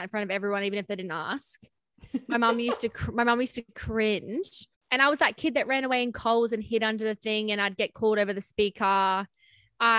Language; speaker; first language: English; native; English